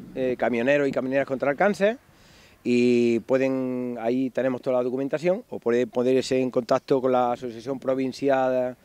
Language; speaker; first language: Spanish; native; Spanish